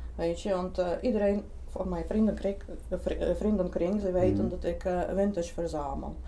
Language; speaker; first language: Dutch; non-native, fluent; Lithuanian